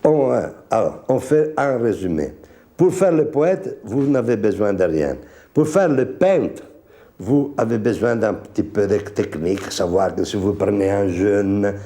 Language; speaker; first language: French; non-native, fluent; Italian